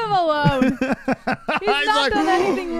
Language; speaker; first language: English; native; English